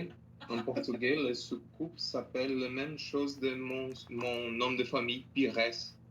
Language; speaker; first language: French; non-native, learner; Portuguese